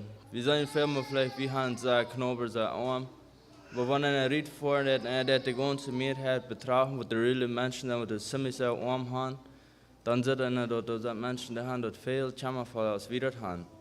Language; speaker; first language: German; non-native, learner; Low German